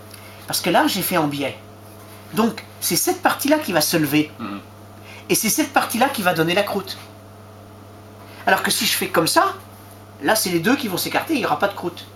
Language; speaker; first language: French; native; French